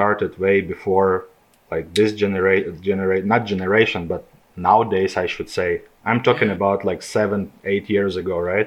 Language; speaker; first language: English; non-native, fluent; Ukrainian